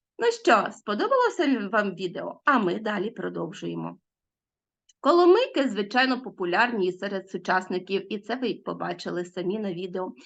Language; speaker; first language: Ukrainian; native; Ukrainian